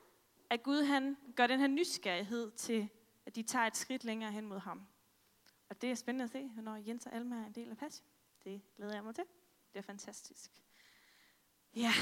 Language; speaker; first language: Danish; native; Danish